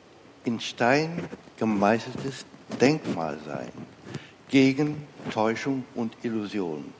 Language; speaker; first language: German; non-native, fluent; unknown